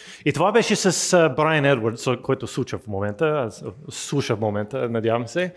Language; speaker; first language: Bulgarian; non-native, learner; English